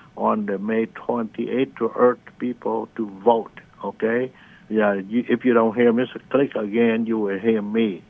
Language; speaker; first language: English; non-native, learner; Vietnamese